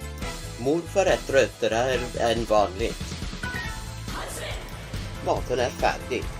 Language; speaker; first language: Swedish; non-native, learner; English